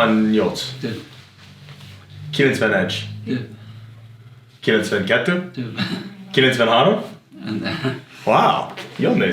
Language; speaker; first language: Hungarian; non-native, learner; English